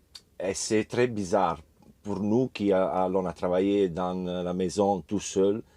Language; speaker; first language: French; non-native, learner; Italian